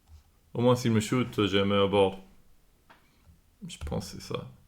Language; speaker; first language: French; non-native, fluent; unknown